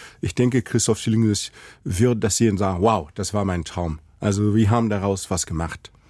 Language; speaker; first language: German; non-native, fluent; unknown